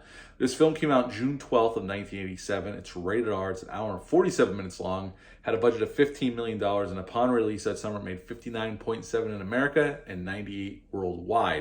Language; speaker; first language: English; native; English